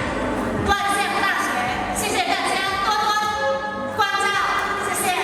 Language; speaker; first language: Chinese; non-native, learner; Lao